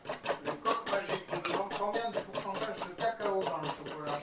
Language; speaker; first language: French; native; French